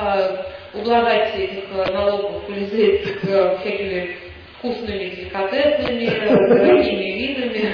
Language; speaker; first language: Russian; native; Russian